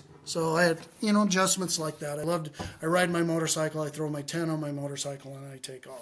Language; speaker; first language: English; native; English